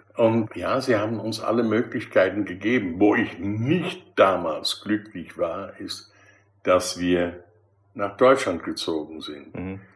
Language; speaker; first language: German; early bilingual, other home language; Dutch